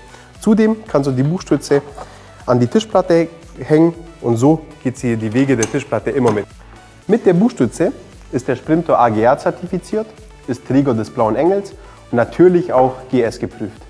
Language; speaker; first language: German; native; German